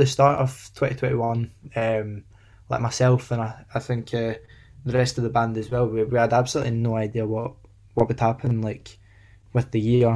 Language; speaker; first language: English; native; English